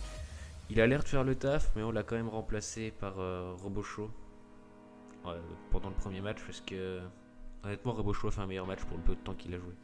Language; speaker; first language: French; native; French